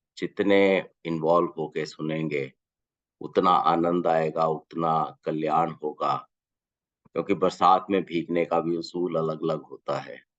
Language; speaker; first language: Hindi; native; Hindi